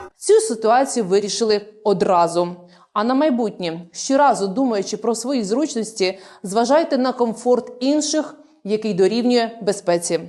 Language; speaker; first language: Ukrainian; native; Ukrainian